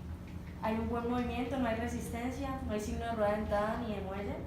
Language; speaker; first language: Spanish; native; Spanish